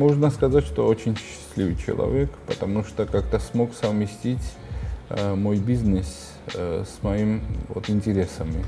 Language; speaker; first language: Russian; non-native, fluent; Georgian